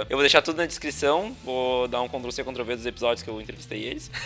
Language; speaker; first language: Portuguese; native; Portuguese